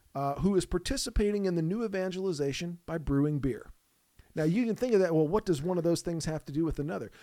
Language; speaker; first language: English; native; English